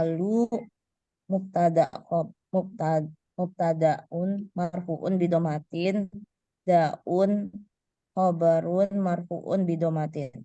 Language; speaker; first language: Arabic; non-native, learner; Indonesian